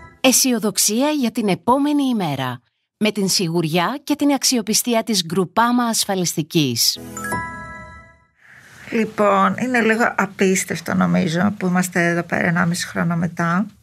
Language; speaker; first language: Greek; native; Greek